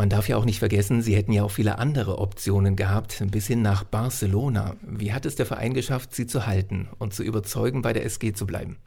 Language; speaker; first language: German; native; German